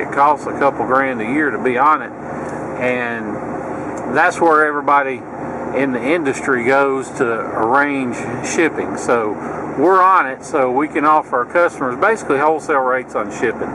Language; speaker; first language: English; native; English